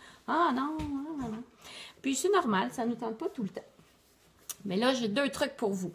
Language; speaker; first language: French; native; French